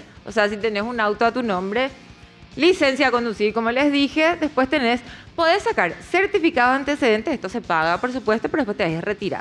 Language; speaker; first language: Spanish; native; Spanish